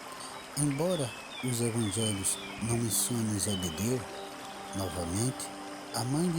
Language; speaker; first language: Portuguese; native; Portuguese